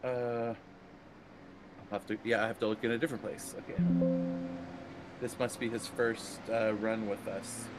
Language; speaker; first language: English; native; English